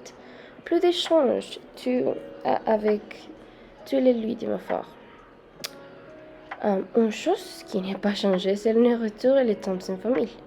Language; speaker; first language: French; non-native, learner; Spanish